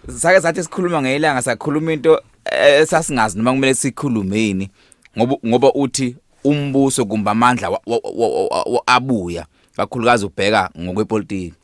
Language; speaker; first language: Zulu; native; Zulu